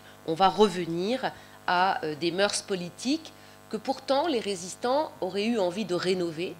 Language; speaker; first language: French; native; French